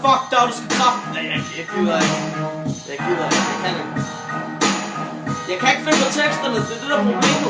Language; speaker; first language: Danish; native; Danish